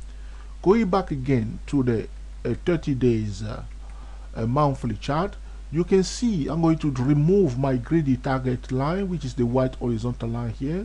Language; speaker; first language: English; non-native, fluent; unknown